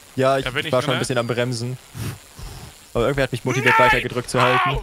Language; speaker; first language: German; native; German